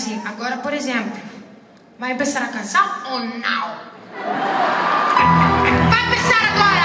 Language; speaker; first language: Portuguese; non-native, learner; Italian